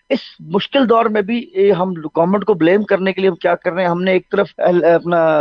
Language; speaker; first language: Urdu; non-native, local second language; Saraiki